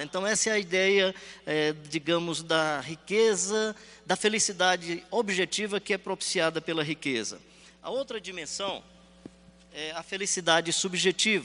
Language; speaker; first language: Portuguese; native; Portuguese